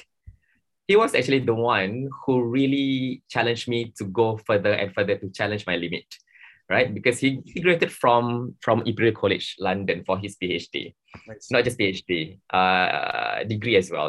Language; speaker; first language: English; non-native, local second language; Malay